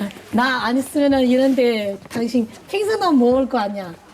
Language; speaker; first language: Korean; non-native, learner; Chinese